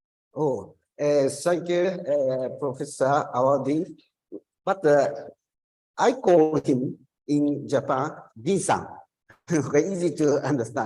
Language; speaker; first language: English; non-native, learner; Japanese